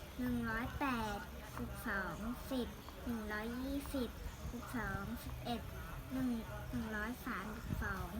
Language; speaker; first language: Thai; native; Thai